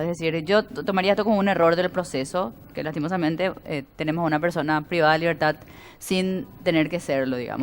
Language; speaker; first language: Spanish; native; Spanish